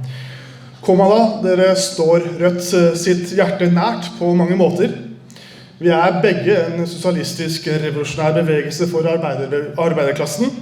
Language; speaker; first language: Norwegian; early bilingual, other home language; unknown